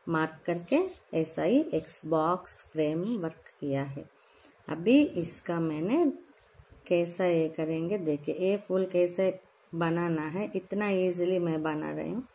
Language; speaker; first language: Hindi; non-native, local second language; Telugu